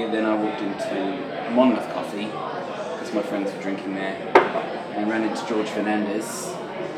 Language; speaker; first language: English; native; English